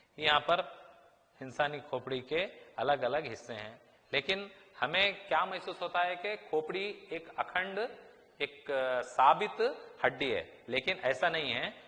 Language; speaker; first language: Urdu; native; Urdu